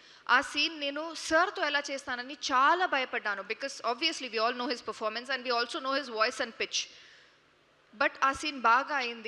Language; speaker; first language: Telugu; non-native, local second language; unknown